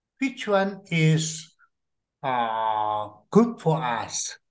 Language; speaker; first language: English; non-native, learner; Korean